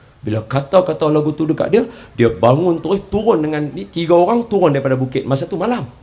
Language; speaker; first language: Malay; native; Malay